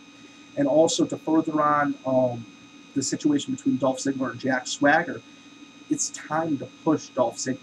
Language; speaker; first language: English; native; English